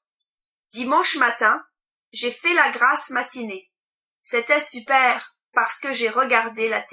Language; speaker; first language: French; non-native, learner; English